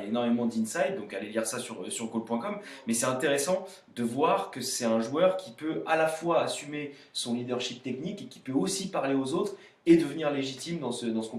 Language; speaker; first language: French; native; French